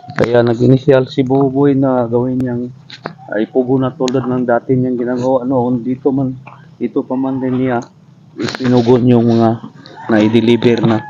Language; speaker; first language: Filipino; non-native, local second language; Cebuano